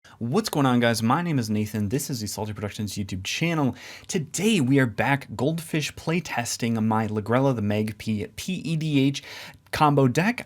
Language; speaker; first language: English; native; English